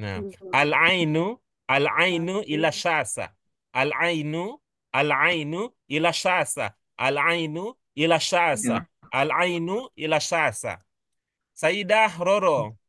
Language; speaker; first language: Arabic; non-native, learner; Indonesian